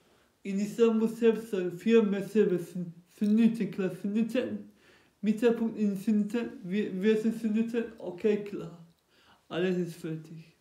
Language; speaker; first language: German; non-native, local second language; Turkish